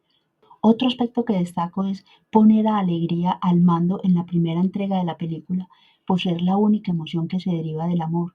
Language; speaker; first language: Spanish; native; Spanish